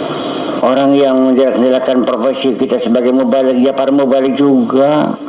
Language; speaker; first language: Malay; non-native, local second language; Javanese